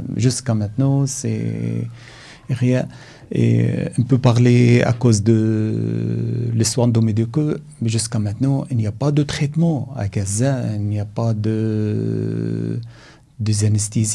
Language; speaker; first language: French; non-native, learner; Arabic